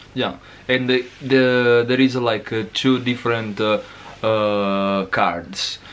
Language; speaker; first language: English; non-native, learner; Italian